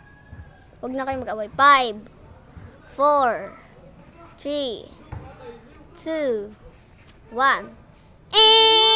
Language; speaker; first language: Filipino; non-native, local second language; Cebuano